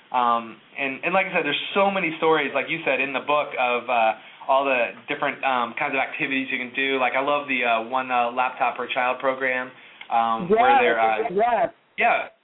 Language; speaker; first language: English; native; English